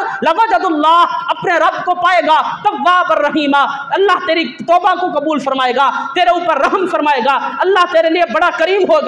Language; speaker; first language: Urdu; native; Urdu